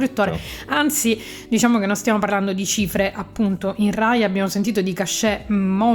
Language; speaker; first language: Italian; native; Italian